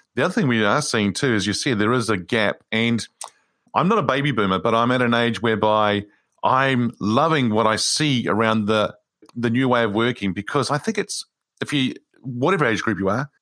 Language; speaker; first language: English; native; English